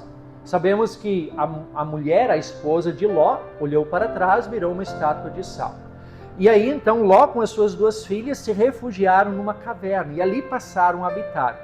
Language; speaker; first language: Portuguese; native; Portuguese